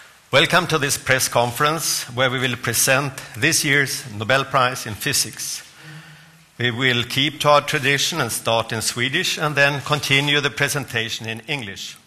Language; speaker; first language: English; non-native, fluent; Swedish